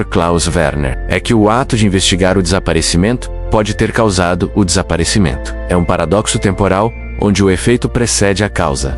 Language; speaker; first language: Portuguese; native; Portuguese